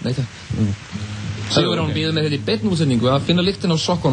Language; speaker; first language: Icelandic; native; Icelandic